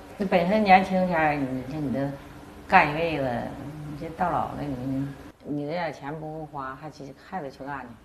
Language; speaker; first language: Chinese; native; Chinese